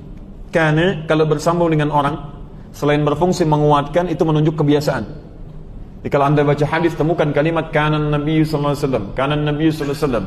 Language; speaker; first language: Indonesian; native; Indonesian